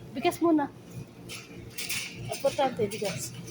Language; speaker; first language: Filipino; native; Filipino